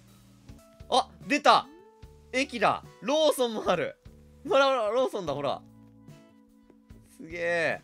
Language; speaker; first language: Japanese; native; Japanese